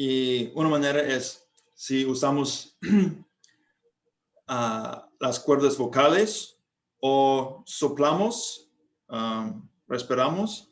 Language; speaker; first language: Spanish; non-native, fluent; English